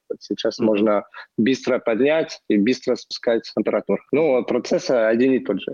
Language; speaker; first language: Russian; non-native, fluent; French